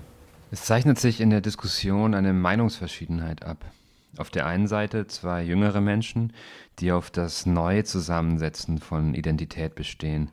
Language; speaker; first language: German; native; German